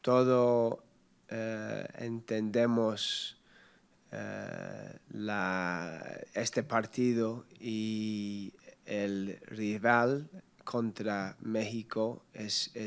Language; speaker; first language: Spanish; non-native, learner; English